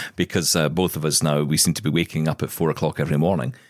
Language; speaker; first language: English; native; English